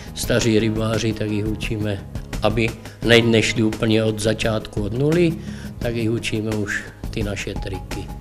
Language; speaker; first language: Czech; native; Czech